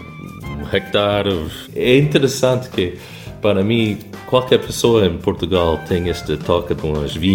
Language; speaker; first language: Portuguese; non-native, fluent; English